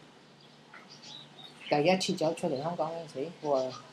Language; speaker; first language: Cantonese; early bilingual, heritage; English